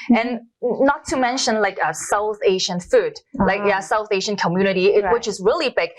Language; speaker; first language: English; non-native, local second language; Cantonese